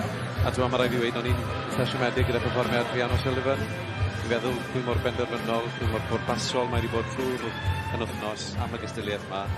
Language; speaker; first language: Welsh; native; Welsh